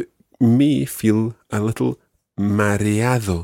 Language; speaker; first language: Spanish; non-native, fluent; English